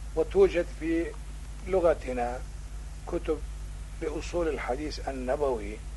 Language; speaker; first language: Arabic; non-native, fluent; Turkish